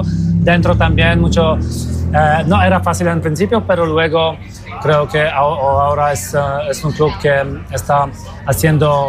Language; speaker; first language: Spanish; non-native, fluent; Polish